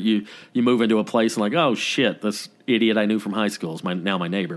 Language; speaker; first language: English; native; English